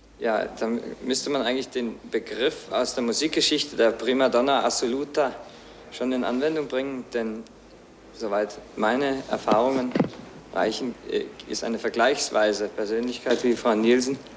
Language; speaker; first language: German; native; German